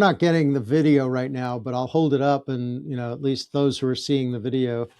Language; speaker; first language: English; native; English